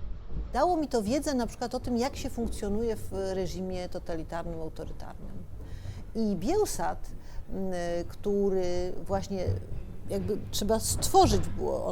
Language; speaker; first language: Polish; native; Polish